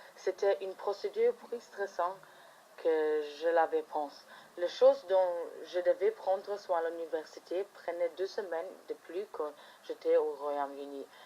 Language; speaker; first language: French; non-native, fluent; German